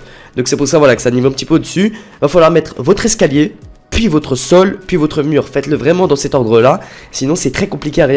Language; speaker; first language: French; native; French